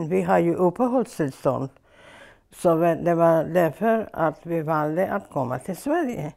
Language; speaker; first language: Swedish; non-native, fluent; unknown